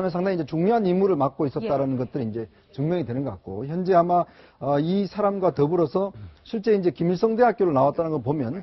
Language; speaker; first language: Korean; native; Korean